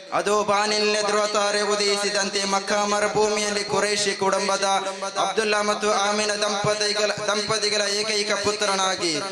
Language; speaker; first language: Kannada; non-native, local second language; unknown